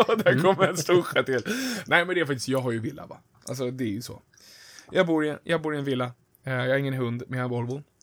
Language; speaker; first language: Swedish; native; Swedish